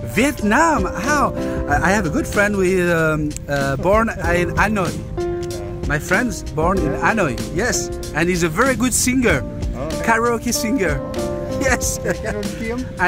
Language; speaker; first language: English; non-native, fluent; French